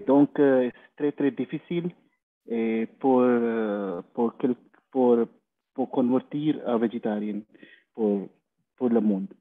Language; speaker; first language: French; non-native, learner; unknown